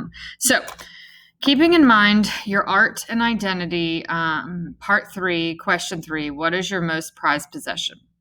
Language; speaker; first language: English; native; English